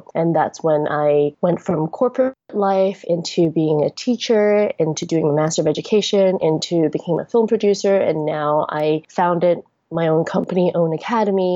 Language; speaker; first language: English; non-native, local second language; Cantonese